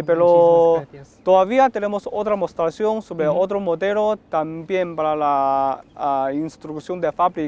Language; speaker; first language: Spanish; non-native, learner; Chinese